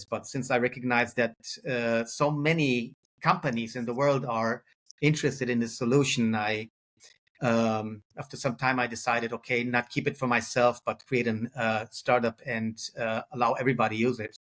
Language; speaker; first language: English; non-native, fluent; German